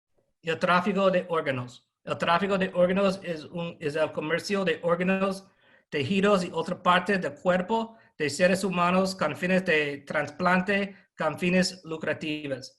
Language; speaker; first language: Spanish; non-native, fluent; English